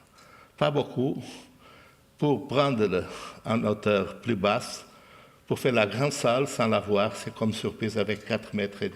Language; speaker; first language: French; non-native, fluent; Portuguese